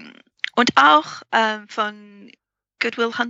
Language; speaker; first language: German; non-native, fluent; English